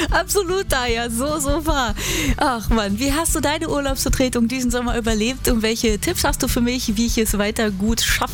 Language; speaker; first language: German; native; German